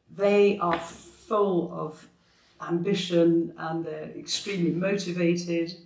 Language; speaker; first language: English; native; English